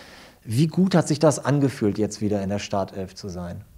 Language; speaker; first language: German; native; German